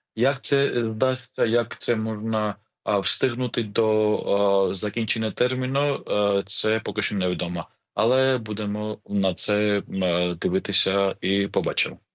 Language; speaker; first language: Ukrainian; non-native, fluent; Georgian